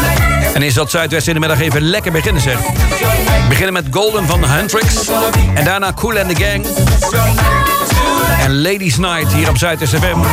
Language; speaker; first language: Dutch; native; Dutch